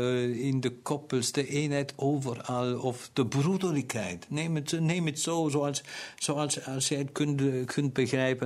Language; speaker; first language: Dutch; non-native, local second language; German